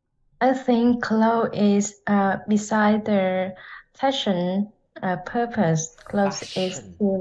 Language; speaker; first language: English; non-native, learner; Vietnamese